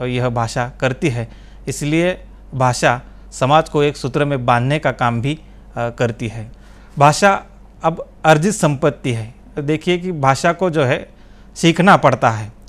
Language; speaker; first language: Hindi; non-native, local second language; Marathi